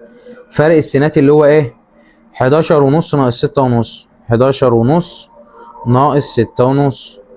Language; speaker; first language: Arabic; native; Arabic